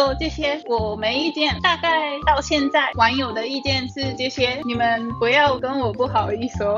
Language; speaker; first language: Chinese; non-native, fluent; Japanese